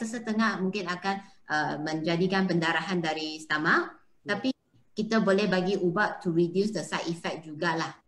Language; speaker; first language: Malay; non-native, local second language; Chinese